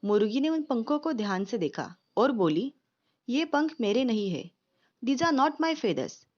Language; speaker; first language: Hindi; non-native, local second language; Marathi